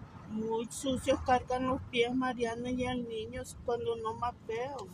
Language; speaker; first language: Spanish; native; Spanish